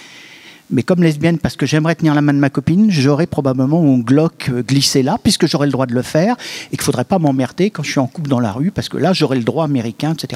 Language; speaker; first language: French; native; French